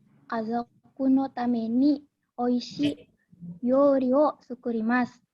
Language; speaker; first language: Japanese; non-native, learner; Indonesian